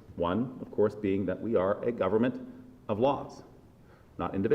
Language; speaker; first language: English; native; English